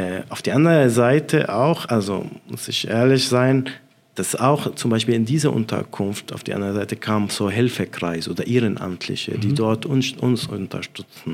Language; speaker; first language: German; non-native, fluent; Arabic